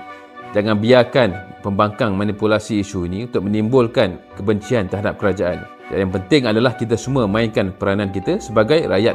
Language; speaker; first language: Malay; native; Malay